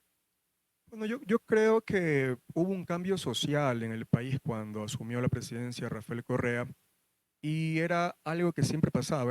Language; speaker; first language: Spanish; native; Spanish